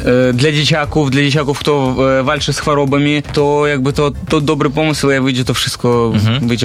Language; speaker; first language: Polish; non-native, learner; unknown